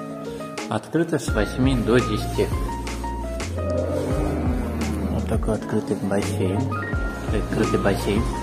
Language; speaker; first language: Russian; non-native, fluent; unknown